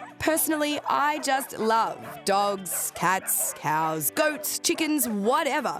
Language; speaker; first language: English; native; English